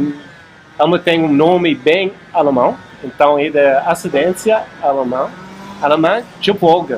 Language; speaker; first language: Portuguese; non-native, fluent; English